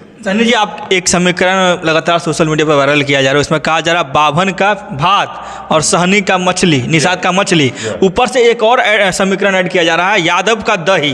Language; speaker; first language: Hindi; native; Hindi